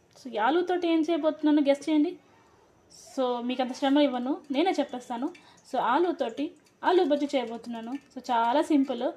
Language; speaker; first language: Telugu; non-native, local second language; Lambadi